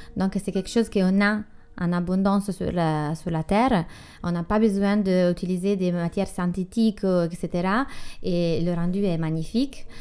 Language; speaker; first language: French; non-native, fluent; Italian